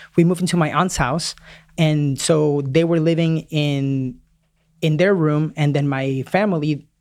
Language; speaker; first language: English; early bilingual, other home language; Spanish